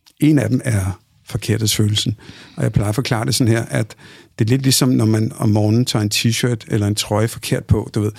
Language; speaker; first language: Danish; early bilingual, other home language; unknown